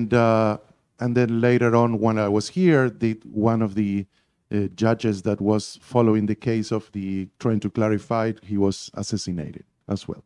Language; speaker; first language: English; non-native, fluent; Spanish